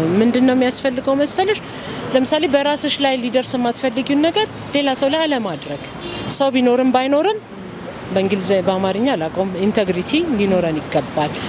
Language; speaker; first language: Amharic; native; Amharic